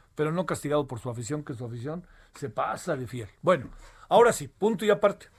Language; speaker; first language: Spanish; native; Spanish